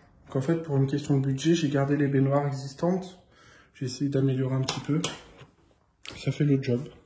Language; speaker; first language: French; native; French